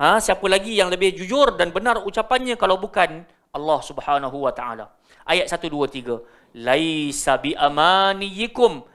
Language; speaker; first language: Malay; native; Malay